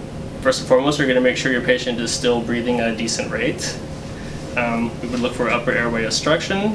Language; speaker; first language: English; native; English